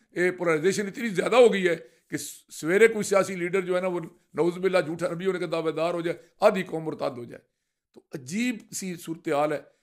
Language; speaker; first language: Urdu; non-native, local second language; Punjabi